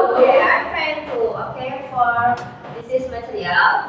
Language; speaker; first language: English; non-native, learner; Indonesian